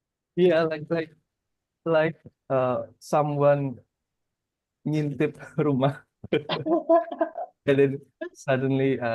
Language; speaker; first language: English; non-native, learner; Indonesian